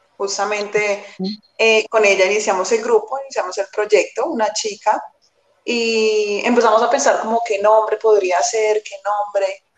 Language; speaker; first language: Spanish; native; Spanish